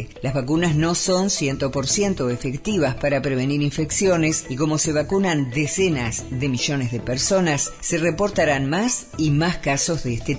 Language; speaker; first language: Spanish; native; Spanish